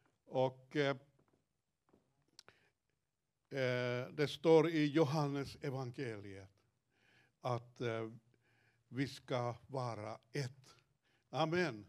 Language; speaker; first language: Swedish; non-native, fluent; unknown